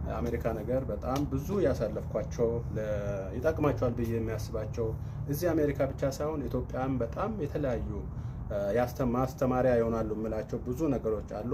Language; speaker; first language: Amharic; non-native, local second language; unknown